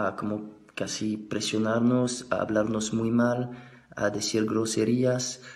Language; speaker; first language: Spanish; non-native, fluent; French